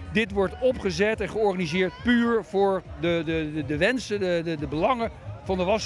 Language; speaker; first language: Dutch; native; Dutch